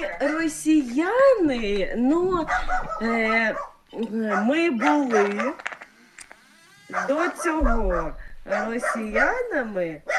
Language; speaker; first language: Ukrainian; non-native, local second language; Russian